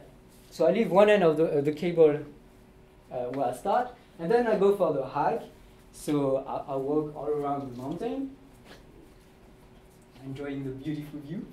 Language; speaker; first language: English; non-native, fluent; French